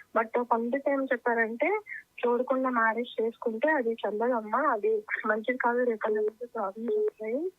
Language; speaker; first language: Telugu; native; Telugu